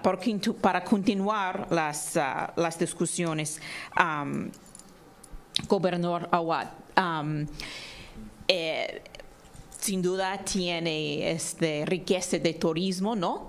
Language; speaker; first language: Spanish; non-native, fluent; English